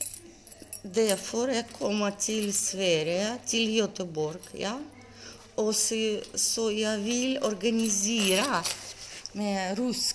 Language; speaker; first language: Swedish; non-native, learner; Russian